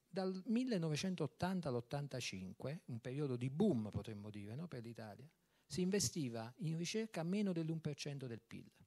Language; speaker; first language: Italian; native; Italian